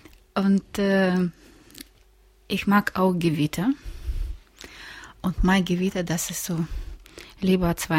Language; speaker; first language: German; non-native, learner; Russian